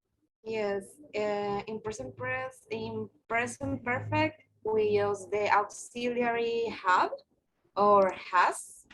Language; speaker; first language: English; non-native, learner; Spanish